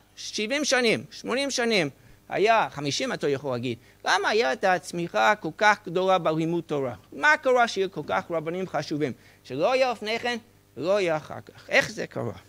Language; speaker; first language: Hebrew; non-native, fluent; English